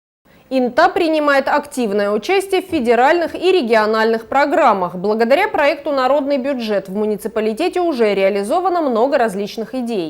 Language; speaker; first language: Russian; native; Russian